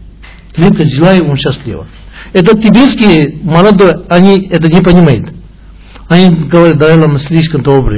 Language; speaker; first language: Russian; non-native, learner; Tibetan